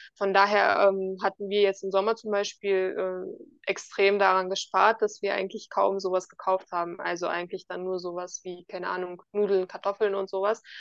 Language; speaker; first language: German; native; German